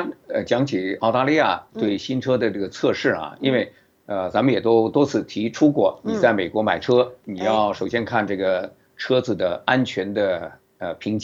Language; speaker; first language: Chinese; native; Chinese